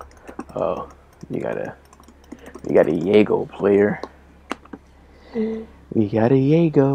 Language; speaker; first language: English; native; English